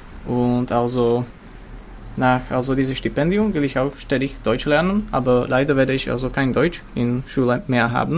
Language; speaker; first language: German; non-native, learner; Slovak